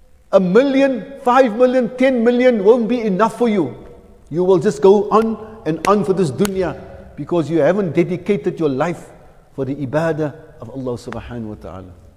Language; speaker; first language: English; native; English